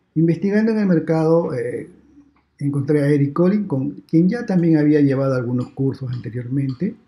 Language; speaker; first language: Spanish; native; Spanish